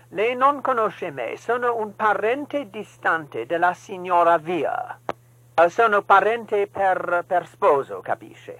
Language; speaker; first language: Italian; non-native, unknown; English